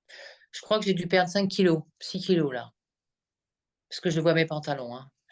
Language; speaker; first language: French; native; French